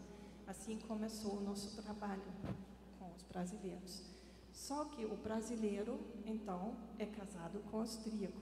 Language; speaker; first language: Portuguese; non-native, fluent; German